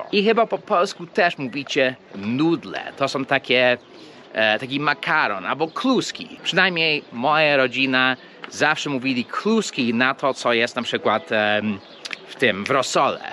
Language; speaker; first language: Polish; early bilingual, heritage; English